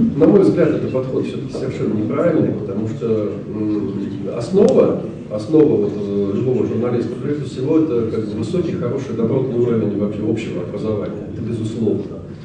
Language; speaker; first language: Russian; native; Russian